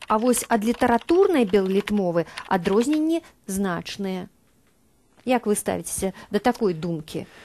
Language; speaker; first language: Belarusian; native; Belarusian